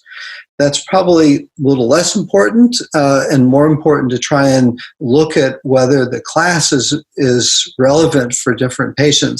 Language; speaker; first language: English; native; English